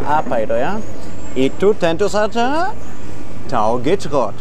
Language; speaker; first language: Indonesian; non-native, fluent; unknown